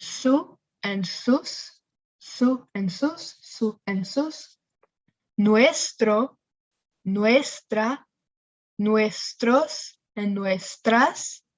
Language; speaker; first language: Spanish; non-native, fluent; English